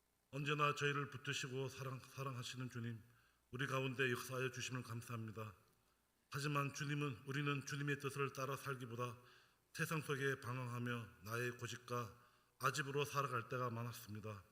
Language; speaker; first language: Korean; native; Korean